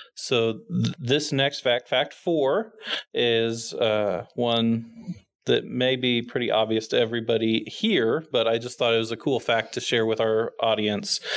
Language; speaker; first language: English; native; English